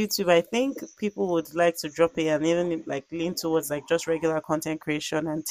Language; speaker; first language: English; non-native, local second language; Yoruba